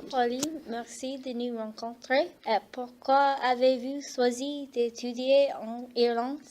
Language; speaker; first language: French; non-native, learner; English